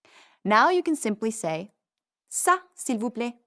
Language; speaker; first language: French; non-native, fluent; English